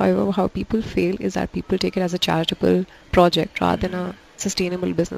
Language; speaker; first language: English; non-native, local second language; Urdu